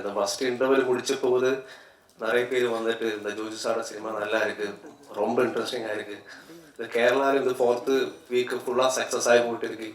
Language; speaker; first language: Tamil; non-native, learner; Malayalam